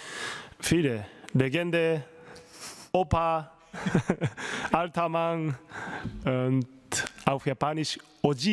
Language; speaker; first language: German; non-native, learner; Japanese